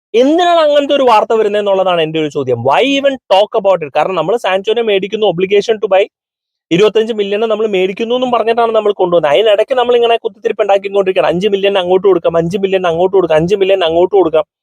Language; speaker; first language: Malayalam; native; Malayalam